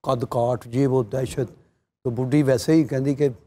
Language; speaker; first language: Urdu; non-native, local second language; Punjabi